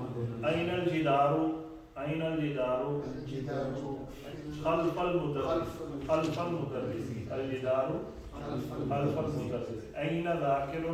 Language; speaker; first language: Arabic; non-native, fluent; Urdu